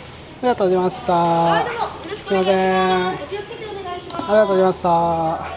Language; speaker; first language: Japanese; non-native, learner; Indonesian